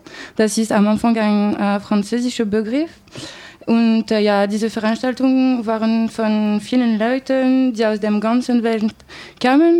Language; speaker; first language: German; non-native, learner; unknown